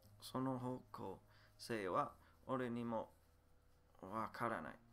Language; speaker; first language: Japanese; non-native, learner; English